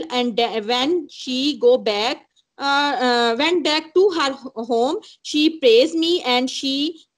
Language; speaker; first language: English; non-native, local second language; Punjabi